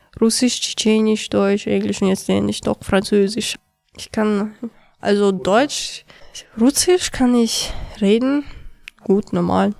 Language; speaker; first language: German; early bilingual, other home language; Chechen